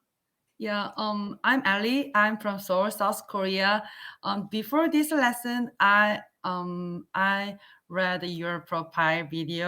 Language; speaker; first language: English; non-native, learner; Korean